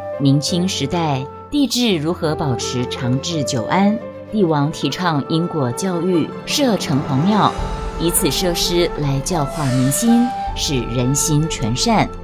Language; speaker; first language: Chinese; native; Chinese